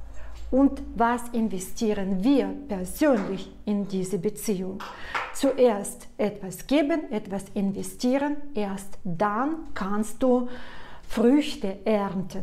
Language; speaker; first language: German; non-native, fluent; Russian